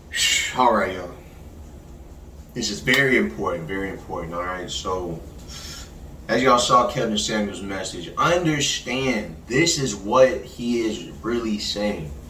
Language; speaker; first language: English; native; English